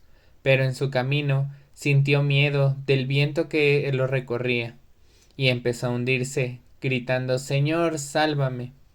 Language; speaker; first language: Spanish; native; Spanish